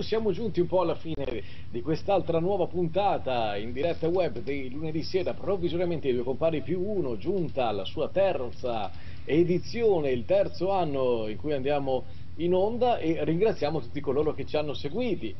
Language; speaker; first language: Italian; native; Italian